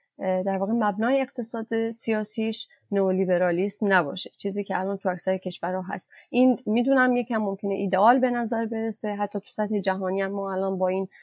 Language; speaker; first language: Persian; non-native, local second language; Kurdish